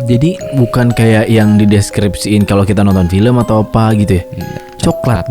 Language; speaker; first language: Indonesian; native; Indonesian